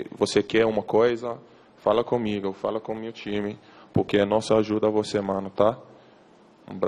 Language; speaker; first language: Portuguese; non-native, learner; English